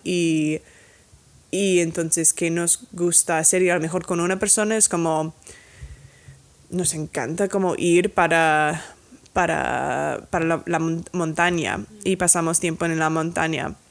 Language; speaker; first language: Spanish; non-native, fluent; English